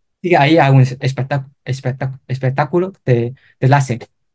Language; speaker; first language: Spanish; non-native, fluent; Cantonese